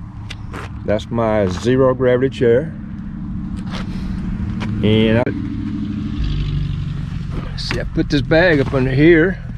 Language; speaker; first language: English; native; English